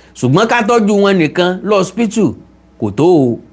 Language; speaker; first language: English; non-native, local second language; Yoruba